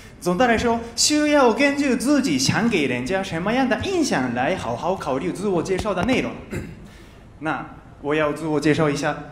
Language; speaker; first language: Chinese; non-native, fluent; Japanese